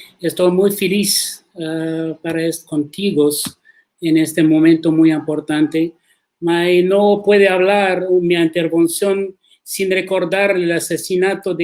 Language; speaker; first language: Spanish; non-native, learner; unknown